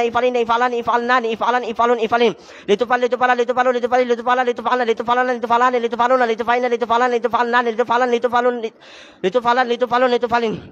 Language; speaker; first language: Arabic; non-native, learner; Bangla